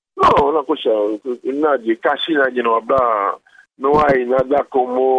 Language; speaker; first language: Spanish; non-native, learner; Haitian Creole